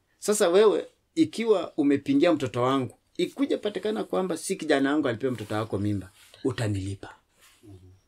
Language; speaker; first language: Swahili; non-native, local second language; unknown